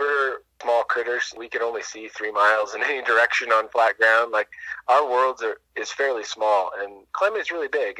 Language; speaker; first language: English; native; English